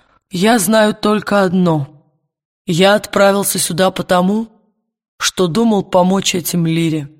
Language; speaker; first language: Russian; native; Russian